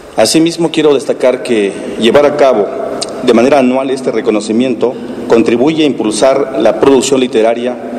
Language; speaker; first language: Spanish; non-native, local second language; Tzeltal